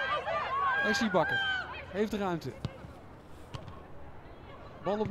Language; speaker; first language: Dutch; native; Dutch